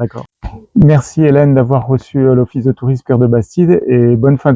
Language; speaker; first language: French; native; French